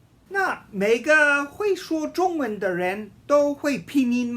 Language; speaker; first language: Chinese; non-native, fluent; English